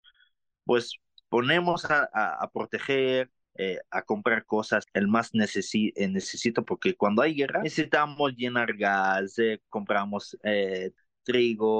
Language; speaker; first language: Spanish; non-native, learner; Arabic